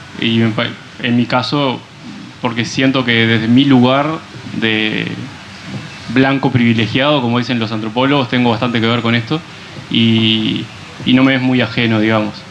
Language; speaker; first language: Spanish; native; Spanish